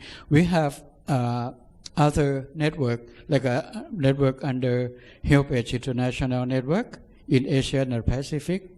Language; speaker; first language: English; non-native, fluent; Thai